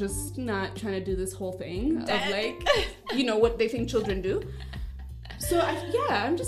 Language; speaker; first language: English; non-native, local second language; Kinyarwanda